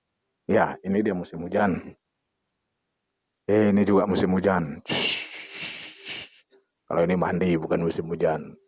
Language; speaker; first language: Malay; non-native, local second language; Achinese